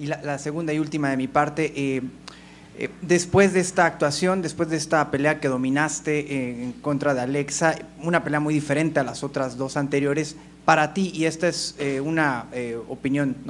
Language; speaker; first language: Spanish; native; Spanish